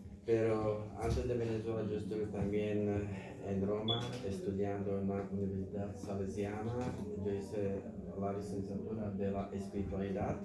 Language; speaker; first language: Spanish; non-native, fluent; Slovak